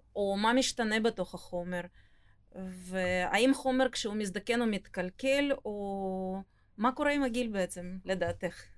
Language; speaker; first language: Hebrew; non-native, fluent; Russian